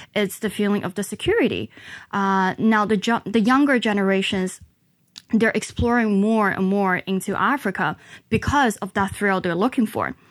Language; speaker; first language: English; non-native, local second language; Chinese